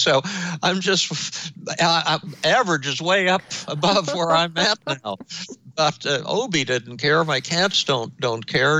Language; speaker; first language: English; native; English